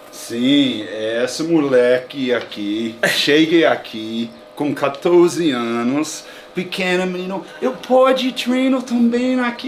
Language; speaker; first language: Portuguese; non-native, learner; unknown